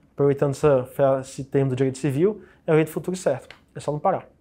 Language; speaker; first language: Portuguese; native; Portuguese